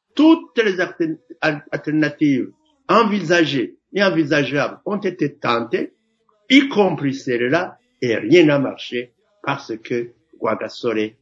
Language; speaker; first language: French; non-native, local second language; Rundi